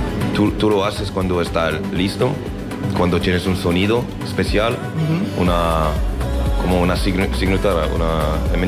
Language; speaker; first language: Spanish; non-native, learner; French